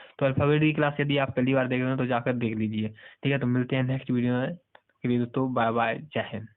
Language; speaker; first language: Hindi; native; Hindi